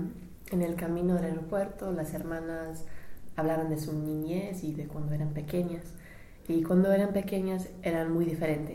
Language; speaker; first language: Spanish; non-native, learner; English